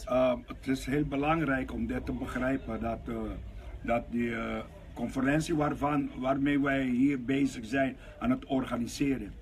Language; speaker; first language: Dutch; non-native, local second language; Papiamento